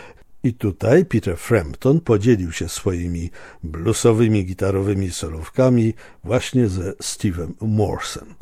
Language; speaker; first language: Polish; native; Polish